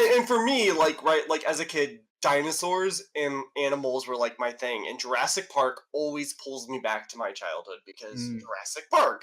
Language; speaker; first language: English; native; English